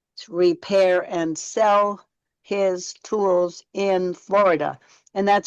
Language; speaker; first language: English; native; English